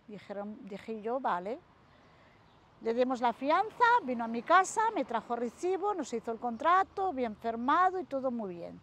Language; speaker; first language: Spanish; native; Spanish